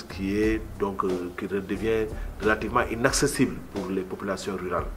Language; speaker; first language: French; non-native, local second language; Wolof